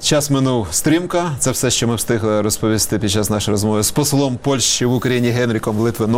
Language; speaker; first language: Ukrainian; native; Ukrainian